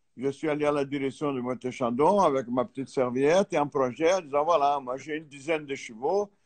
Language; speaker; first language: French; non-native, fluent; Portuguese